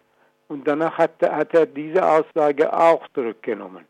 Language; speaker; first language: German; non-native, fluent; Persian